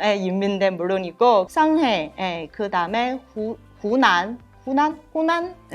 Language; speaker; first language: Korean; non-native, learner; Chinese